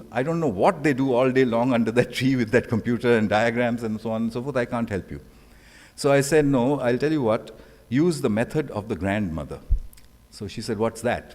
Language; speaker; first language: English; non-native, local second language; Bangla